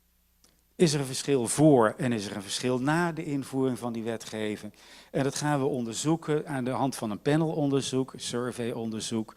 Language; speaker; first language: Dutch; native; Dutch